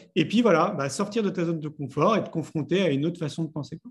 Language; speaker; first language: French; native; French